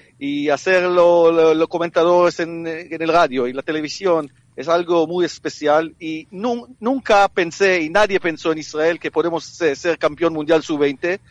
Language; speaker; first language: Spanish; early bilingual, heritage; Hebrew